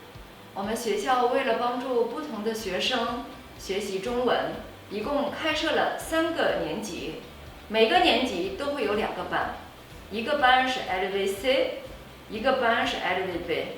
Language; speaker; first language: Chinese; non-native, fluent; French